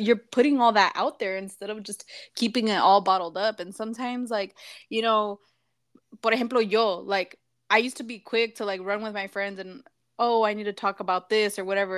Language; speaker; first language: English; early bilingual, other home language; Spanish